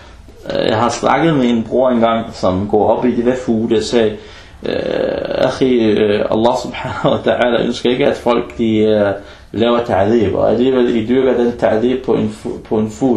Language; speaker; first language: Danish; early bilingual, other home language; Arabic